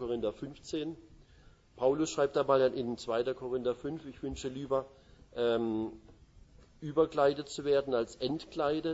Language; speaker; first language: German; native; German